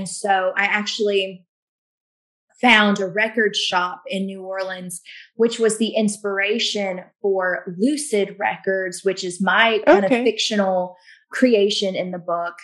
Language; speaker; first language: English; native; English